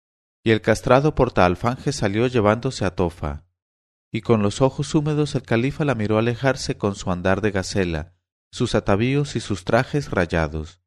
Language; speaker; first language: Spanish; native; Spanish